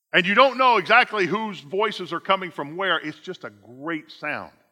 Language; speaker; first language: English; native; English